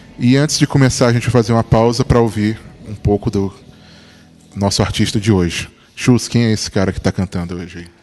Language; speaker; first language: Portuguese; native; Portuguese